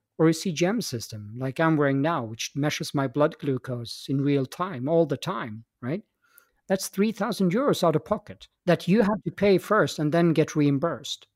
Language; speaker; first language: English; non-native, fluent; Swedish